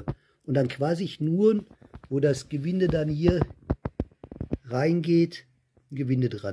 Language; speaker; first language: German; native; German